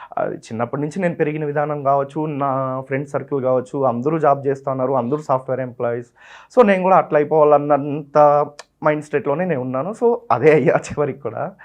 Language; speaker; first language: Telugu; non-native, local second language; Tamil